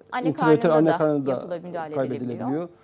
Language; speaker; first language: Turkish; native; Turkish